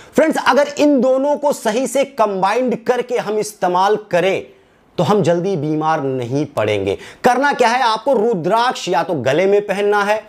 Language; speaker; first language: Hindi; native; Hindi